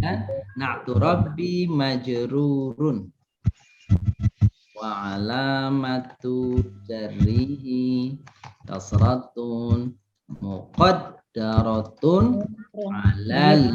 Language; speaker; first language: Arabic; non-native, fluent; Indonesian